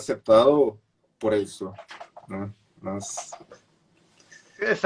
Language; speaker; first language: Spanish; non-native, fluent; Portuguese